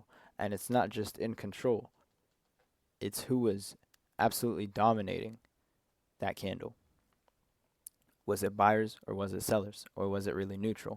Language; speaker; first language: English; native; English